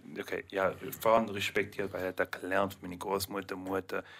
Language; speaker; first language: German; non-native, learner; English